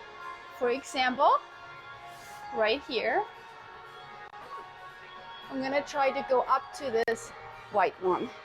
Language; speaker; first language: English; native; English